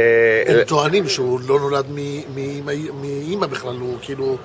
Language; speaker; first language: Hebrew; native; Hebrew